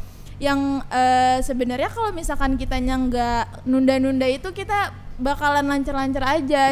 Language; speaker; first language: Indonesian; native; Indonesian